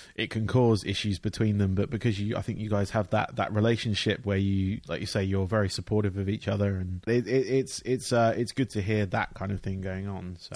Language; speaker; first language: English; native; English